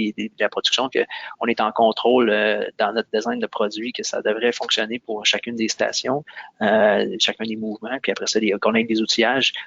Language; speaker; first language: French; native; French